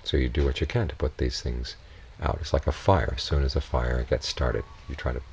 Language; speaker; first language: English; native; English